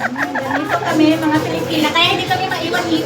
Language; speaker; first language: Filipino; non-native, local second language; Waray